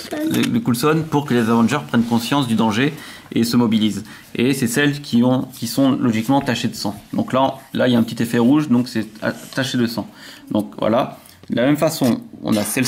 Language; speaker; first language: French; native; French